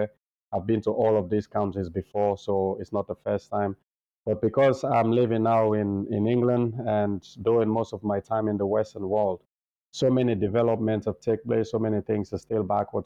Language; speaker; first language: English; non-native, local second language; Krio